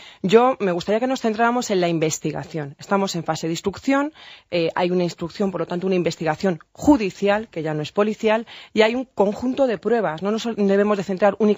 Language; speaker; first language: Spanish; native; Spanish